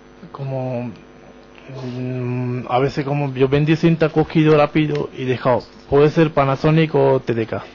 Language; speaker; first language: Spanish; non-native, learner; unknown